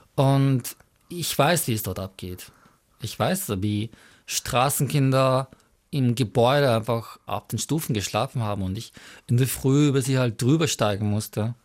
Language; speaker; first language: German; early bilingual, other home language; Mongolian